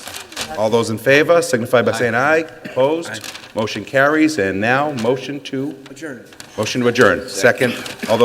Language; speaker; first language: English; native; English